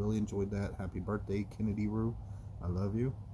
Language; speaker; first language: English; native; English